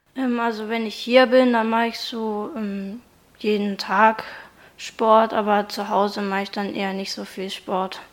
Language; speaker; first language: German; native; German